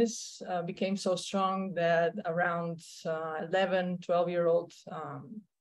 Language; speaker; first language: English; non-native, fluent; Slovenian